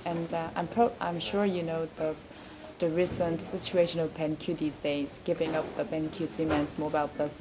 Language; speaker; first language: English; non-native, fluent; Korean